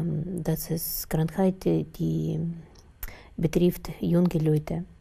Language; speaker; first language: German; non-native, learner; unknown